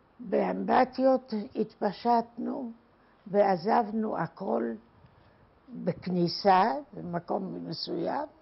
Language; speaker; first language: Hebrew; non-native, fluent; Polish